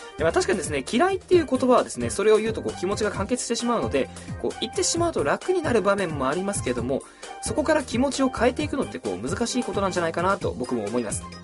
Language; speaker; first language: Japanese; native; Japanese